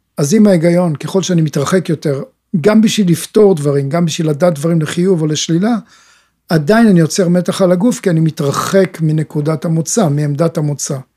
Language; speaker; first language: Hebrew; native; Hebrew